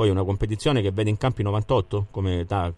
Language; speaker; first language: Italian; native; Italian